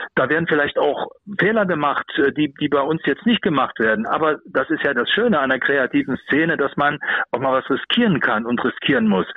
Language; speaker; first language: German; native; German